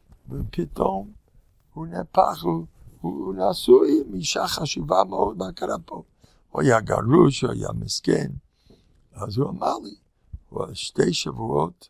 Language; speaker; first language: Hebrew; non-native, fluent; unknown